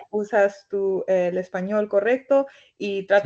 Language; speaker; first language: Spanish; early bilingual, heritage; Spanish